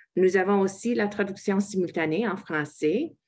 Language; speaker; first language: English; native; English